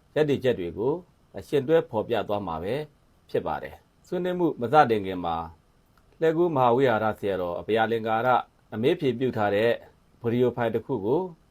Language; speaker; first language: Burmese; native; Burmese